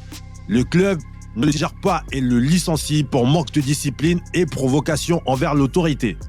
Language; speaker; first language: French; native; French